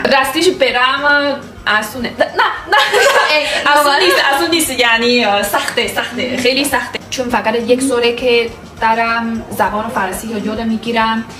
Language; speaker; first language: Persian; non-native, learner; French